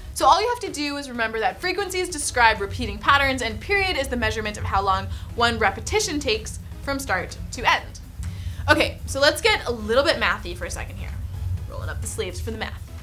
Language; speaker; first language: English; native; English